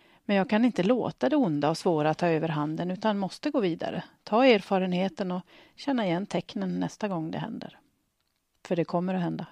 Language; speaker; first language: Swedish; native; Swedish